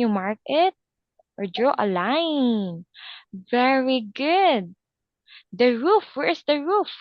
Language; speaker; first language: English; non-native, local second language; Filipino